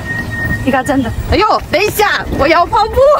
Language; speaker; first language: Chinese; non-native, learner; Ukrainian